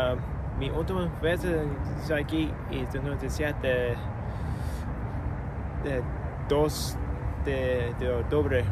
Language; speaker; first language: Spanish; non-native, learner; English